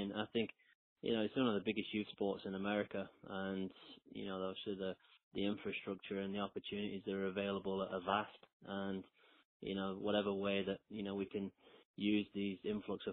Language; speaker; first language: English; native; English